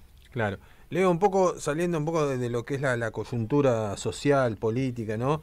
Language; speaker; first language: Spanish; native; Spanish